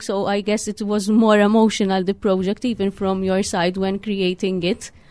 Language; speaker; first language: English; non-native, local second language; Maltese